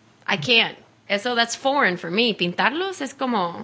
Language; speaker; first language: English; early bilingual, other home language; Spanish